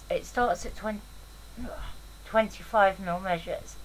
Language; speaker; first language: English; native; English